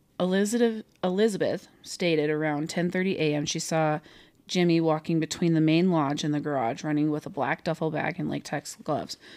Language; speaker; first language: English; native; English